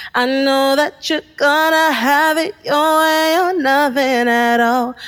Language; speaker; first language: English; early bilingual, other home language; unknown